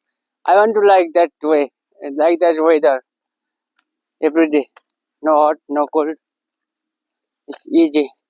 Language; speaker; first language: English; non-native, learner; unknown